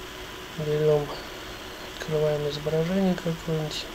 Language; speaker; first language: Russian; native; Russian